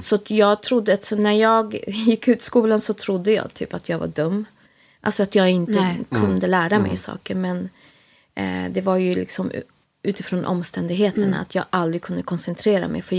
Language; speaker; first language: Swedish; native; Swedish